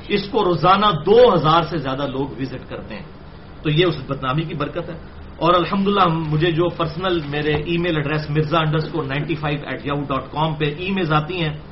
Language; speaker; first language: Urdu; non-native, local second language; Punjabi